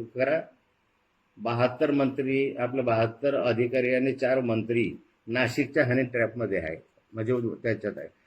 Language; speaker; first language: Marathi; native; Marathi